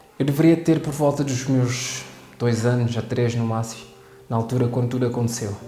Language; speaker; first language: Portuguese; early bilingual, other home language; Kabuverdianu